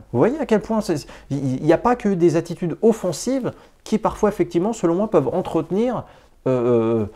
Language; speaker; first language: French; native; French